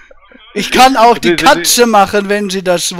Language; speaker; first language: German; native; German